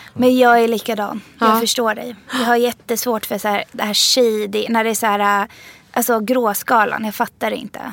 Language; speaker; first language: Swedish; early bilingual, other home language; Persian